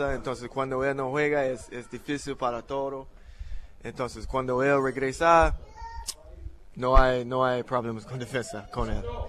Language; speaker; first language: Spanish; non-native, learner; English